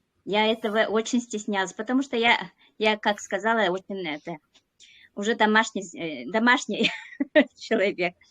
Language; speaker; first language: Russian; non-native, local second language; Yakut